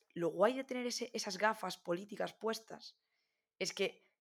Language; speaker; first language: Spanish; native; Spanish